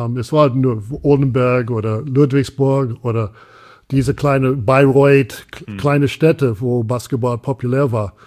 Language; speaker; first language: German; early bilingual, heritage; English